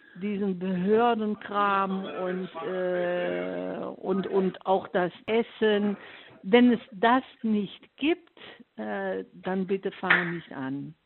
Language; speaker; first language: German; non-native, fluent; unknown